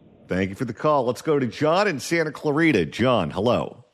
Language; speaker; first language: English; native; English